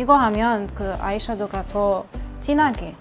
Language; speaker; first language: Korean; non-native, learner; Arabic